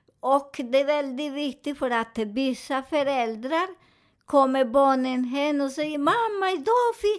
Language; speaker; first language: Swedish; non-native, fluent; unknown